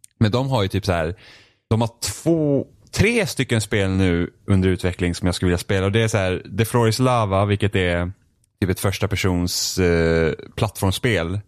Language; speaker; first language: Swedish; native; Swedish